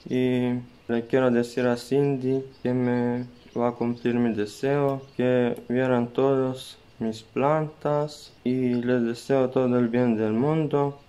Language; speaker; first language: Spanish; non-native, learner; Serbian